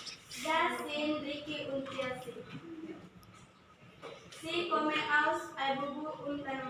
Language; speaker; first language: German; non-native, learner; Indonesian